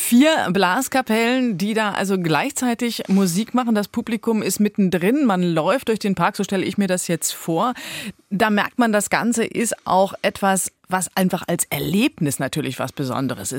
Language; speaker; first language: German; native; German